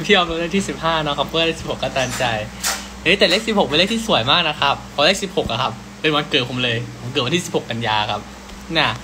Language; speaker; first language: Thai; early bilingual, heritage; Thai